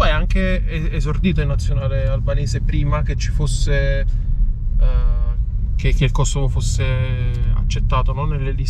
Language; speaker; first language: Italian; native; Italian